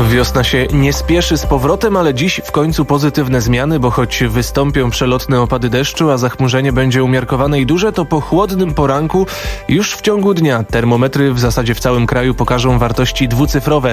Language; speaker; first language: Polish; native; Polish